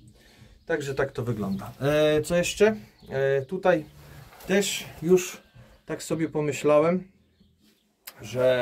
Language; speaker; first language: Polish; native; Polish